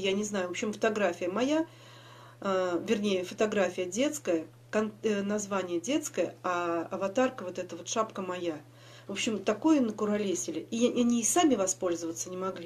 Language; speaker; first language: Russian; native; Russian